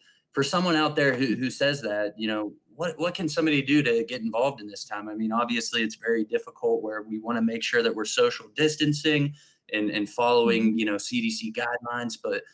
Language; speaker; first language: English; native; English